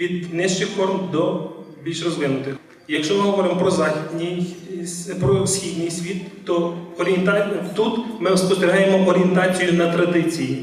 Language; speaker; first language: Ukrainian; native; Ukrainian